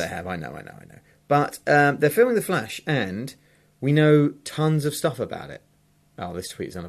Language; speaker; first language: English; native; English